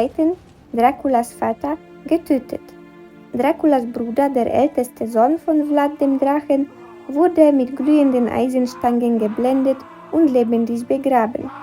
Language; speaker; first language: German; non-native, fluent; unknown